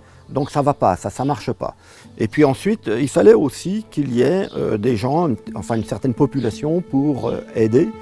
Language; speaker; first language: French; native; French